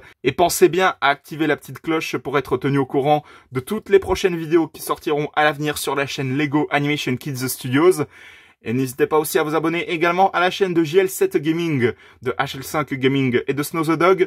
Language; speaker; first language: French; native; French